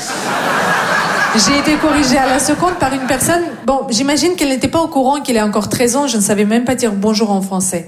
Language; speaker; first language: French; non-native, fluent; Russian